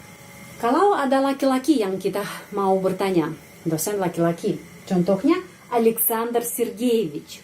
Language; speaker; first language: Indonesian; non-native, fluent; Russian